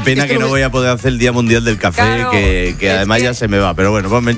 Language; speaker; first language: Spanish; native; Spanish